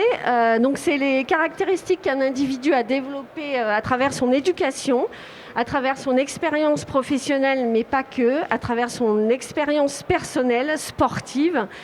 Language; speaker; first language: French; native; French